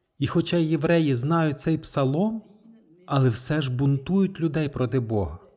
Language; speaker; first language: Ukrainian; non-native, fluent; French